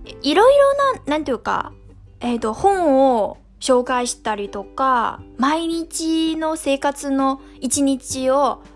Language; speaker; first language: Japanese; non-native, fluent; Chinese